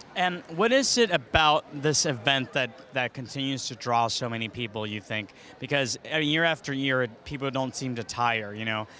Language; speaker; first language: English; early bilingual, other home language; Spanish